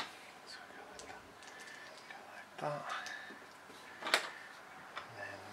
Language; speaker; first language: English; native; English